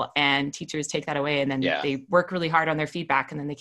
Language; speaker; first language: English; native; English